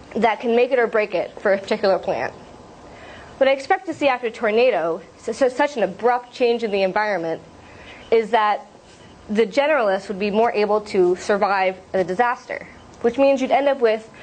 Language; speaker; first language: English; native; English